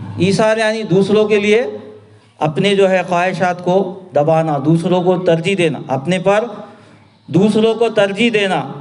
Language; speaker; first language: Urdu; native; Urdu